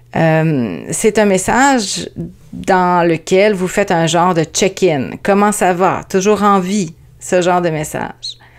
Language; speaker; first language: French; native; French